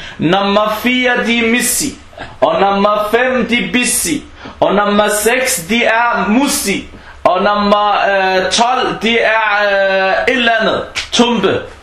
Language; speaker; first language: Danish; non-native, fluent; Arabic